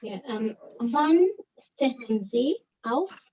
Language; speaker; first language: German; non-native, learner; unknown